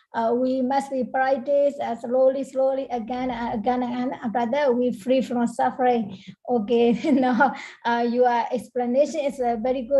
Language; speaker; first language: English; non-native, learner; Burmese